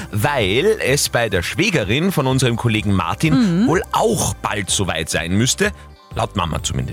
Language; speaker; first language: German; native; German